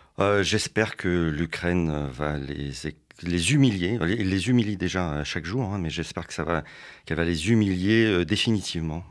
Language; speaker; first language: French; early bilingual, other home language; Russian